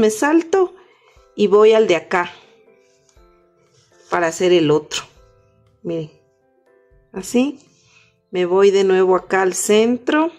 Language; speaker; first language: Spanish; native; Spanish